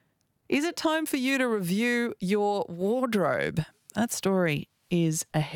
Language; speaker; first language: English; native; English